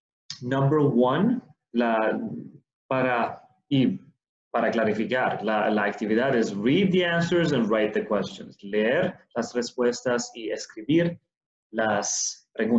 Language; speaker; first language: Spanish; non-native, fluent; Swedish